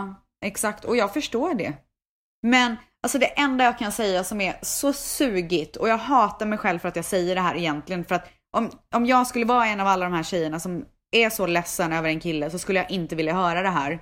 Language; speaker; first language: Swedish; native; Swedish